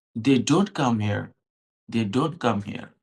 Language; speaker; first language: English; non-native, local second language; Hindi